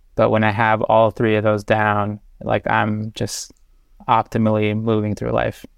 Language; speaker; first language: English; native; English